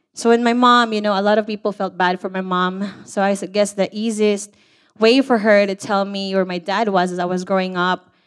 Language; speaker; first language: English; non-native, local second language; Cebuano